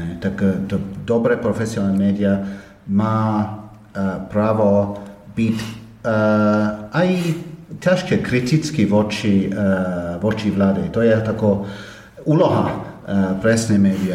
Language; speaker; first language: Slovak; non-native, fluent; English